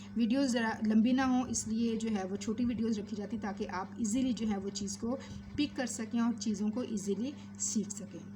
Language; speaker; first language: Urdu; native; Urdu